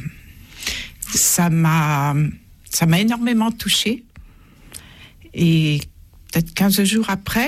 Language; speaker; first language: French; native; French